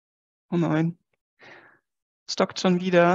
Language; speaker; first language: German; native; German